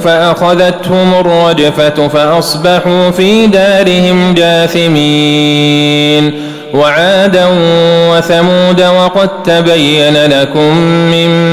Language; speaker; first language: Arabic; native; Arabic